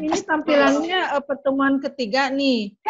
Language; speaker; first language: Indonesian; native; Indonesian